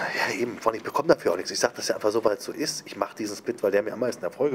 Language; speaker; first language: German; native; German